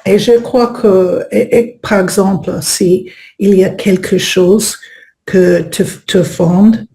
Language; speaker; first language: French; non-native, learner; Spanish